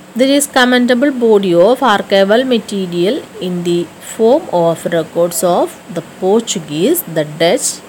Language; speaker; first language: English; non-native, local second language; Malayalam